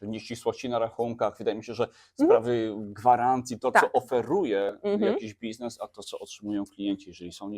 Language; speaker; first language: Polish; native; Polish